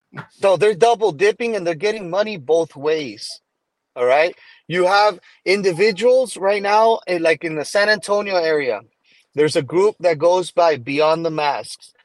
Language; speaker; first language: English; early bilingual, other home language; Spanish